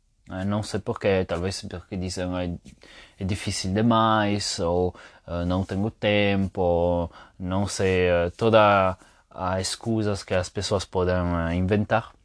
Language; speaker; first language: Portuguese; non-native, fluent; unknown